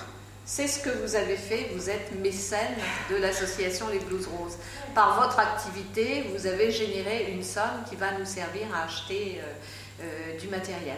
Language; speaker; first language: French; native; French